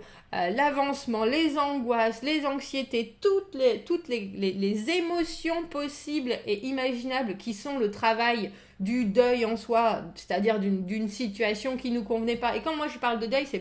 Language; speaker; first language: French; native; French